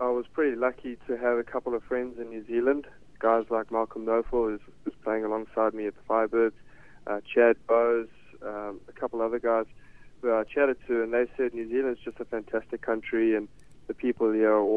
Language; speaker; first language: English; native; English